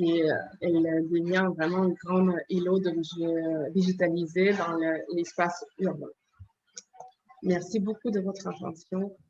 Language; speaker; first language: French; non-native, learner; Ukrainian